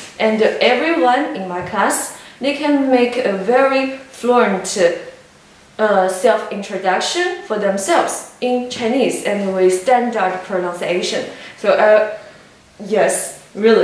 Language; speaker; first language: English; non-native, learner; Chinese